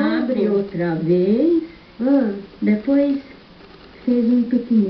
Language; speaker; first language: Portuguese; non-native, learner; German